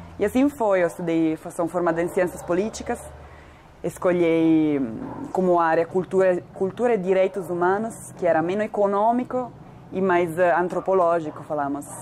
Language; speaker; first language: Portuguese; non-native, fluent; Italian